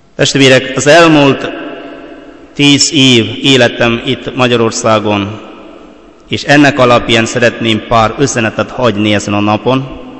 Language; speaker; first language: Hungarian; non-native, fluent; Malayalam